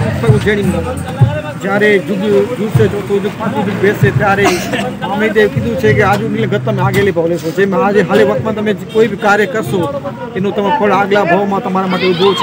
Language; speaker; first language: Gujarati; non-native, local second language; Kachhi